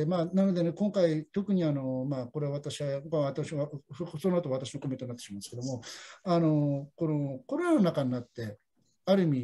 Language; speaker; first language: Japanese; native; Japanese